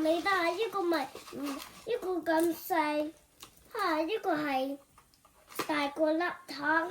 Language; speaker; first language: Cantonese; early bilingual, heritage; Cantonese